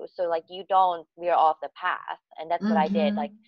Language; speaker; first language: English; native; English